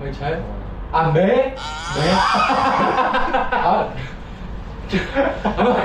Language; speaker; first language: Thai; non-native, learner; Korean